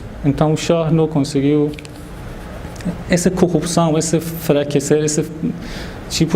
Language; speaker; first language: Portuguese; non-native, fluent; Persian